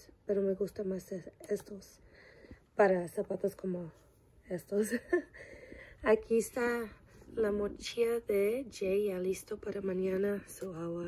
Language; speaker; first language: Spanish; early bilingual, heritage; English